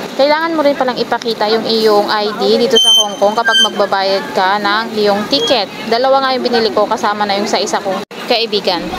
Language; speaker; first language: Filipino; native; Filipino